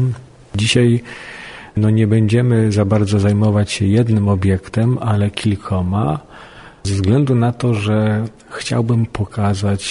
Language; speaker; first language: Polish; native; Polish